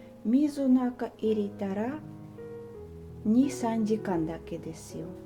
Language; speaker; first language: Japanese; non-native, learner; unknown